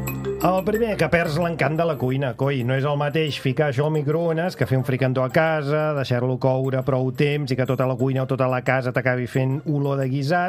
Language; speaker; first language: Catalan; native; Catalan